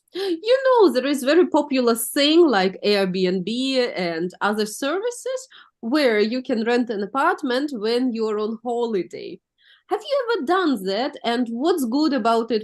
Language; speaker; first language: English; non-native, fluent; Russian